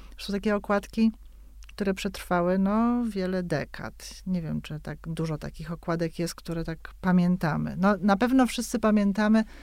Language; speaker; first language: Polish; native; Polish